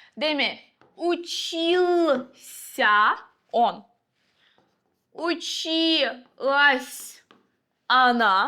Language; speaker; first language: Russian; non-native, local second language; Uzbek